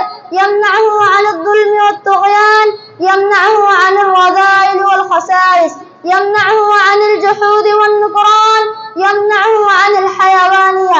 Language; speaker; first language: Arabic; non-native, learner; Urdu